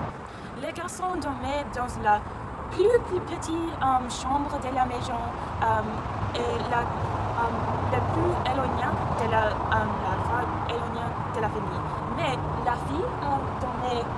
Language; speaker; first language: French; non-native, learner; English